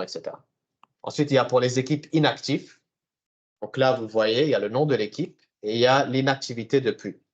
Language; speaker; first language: French; native; French